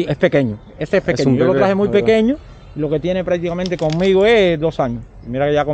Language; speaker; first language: Spanish; native; Spanish